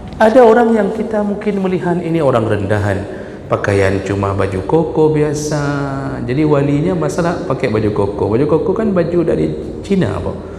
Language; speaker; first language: Malay; non-native, local second language; Achinese